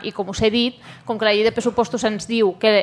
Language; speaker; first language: Catalan; native; Catalan